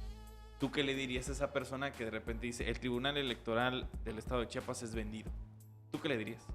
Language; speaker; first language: Spanish; native; Spanish